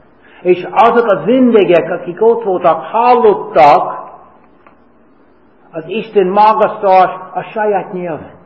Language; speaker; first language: Hungarian; non-native, fluent; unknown